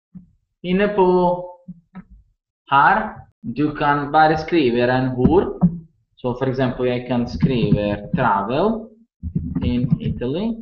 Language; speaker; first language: Norwegian; non-native, learner; Italian